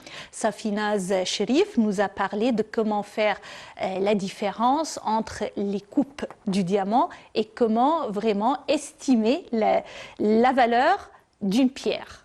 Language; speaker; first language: French; non-native, fluent; Arabic